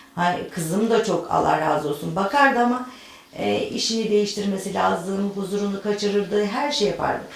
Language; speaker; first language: Turkish; native; Turkish